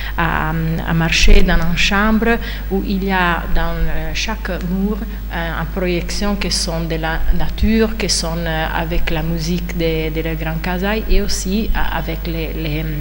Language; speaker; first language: French; non-native, fluent; Italian